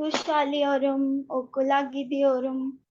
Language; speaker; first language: Turkish; non-native, learner; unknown